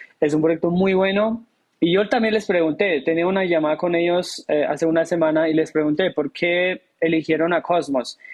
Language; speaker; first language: Spanish; non-native, fluent; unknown